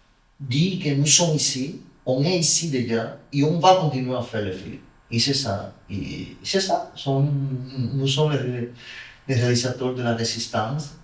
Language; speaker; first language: French; non-native, learner; Spanish